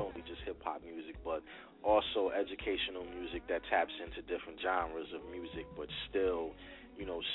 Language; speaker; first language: English; native; English